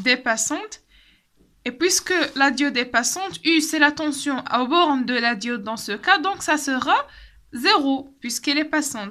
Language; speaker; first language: French; non-native, local second language; Arabic